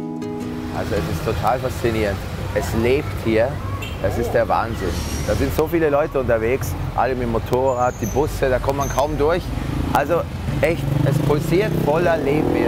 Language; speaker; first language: German; native; German